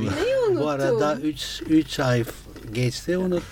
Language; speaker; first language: Turkish; non-native, fluent; Italian